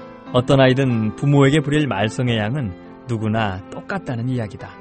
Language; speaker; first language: Korean; native; Korean